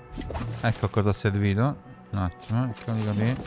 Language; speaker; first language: Italian; native; Italian